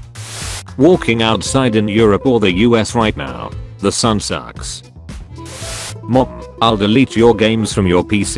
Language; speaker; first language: English; native; English